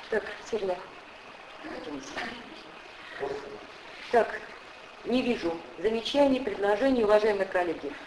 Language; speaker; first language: Russian; native; Russian